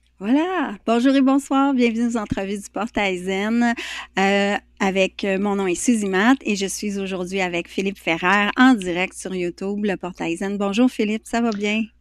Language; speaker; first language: French; native; French